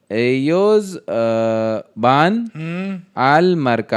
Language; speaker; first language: Spanish; non-native, learner; Hindi